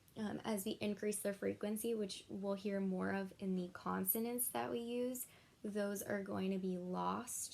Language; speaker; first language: English; native; English